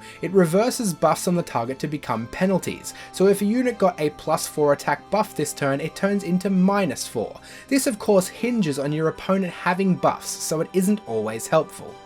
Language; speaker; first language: English; native; English